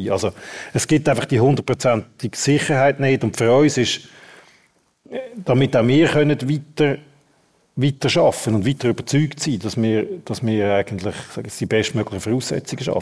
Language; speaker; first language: German; native; German